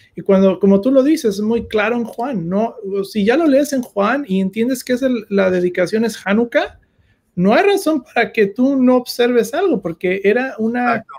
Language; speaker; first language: Spanish; native; Spanish